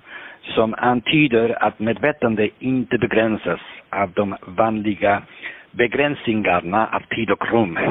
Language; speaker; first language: Swedish; non-native, fluent; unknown